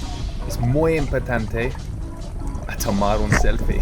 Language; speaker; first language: Spanish; non-native, learner; English